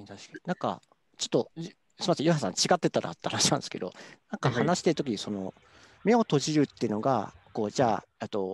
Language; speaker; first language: Japanese; native; Japanese